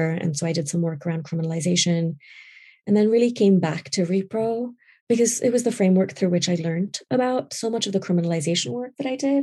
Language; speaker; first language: English; non-native, local second language; Urdu